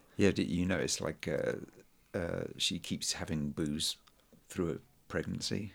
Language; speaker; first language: English; native; English